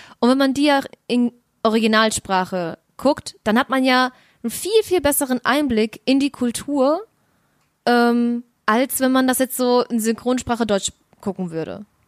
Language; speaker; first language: German; early bilingual, other home language; Russian